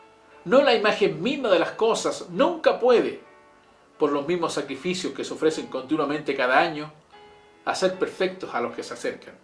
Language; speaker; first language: Spanish; native; Spanish